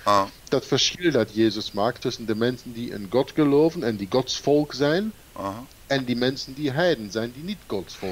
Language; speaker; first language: Dutch; non-native, fluent; German